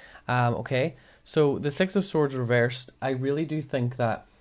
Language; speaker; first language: English; native; English